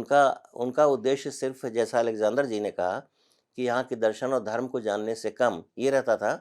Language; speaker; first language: Hindi; native; Hindi